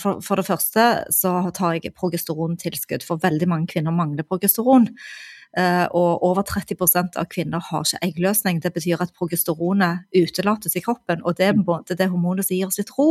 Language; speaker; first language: Norwegian; native; Norwegian